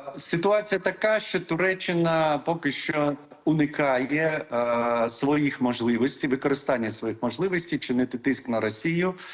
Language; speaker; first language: Ukrainian; non-native, local second language; Crimean Tatar